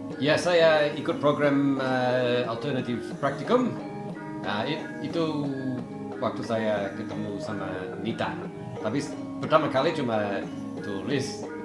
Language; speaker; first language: Indonesian; non-native, fluent; English